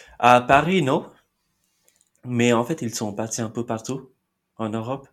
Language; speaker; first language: French; non-native, fluent; Marathi